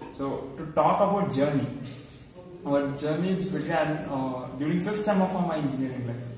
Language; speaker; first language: English; non-native, local second language; Kannada